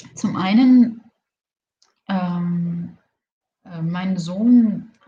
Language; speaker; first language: German; non-native, fluent; Portuguese